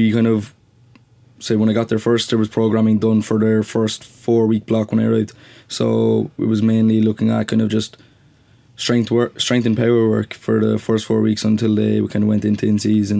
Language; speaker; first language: English; native; English